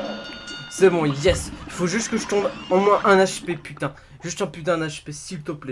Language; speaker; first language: French; native; French